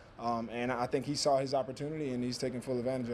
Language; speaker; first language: English; native; English